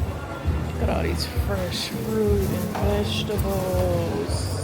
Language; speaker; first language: English; native; English